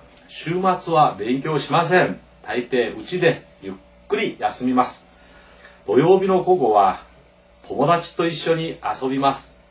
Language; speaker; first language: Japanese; non-native, fluent; Korean